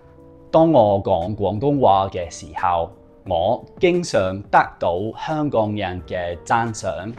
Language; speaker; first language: Cantonese; non-native, fluent; English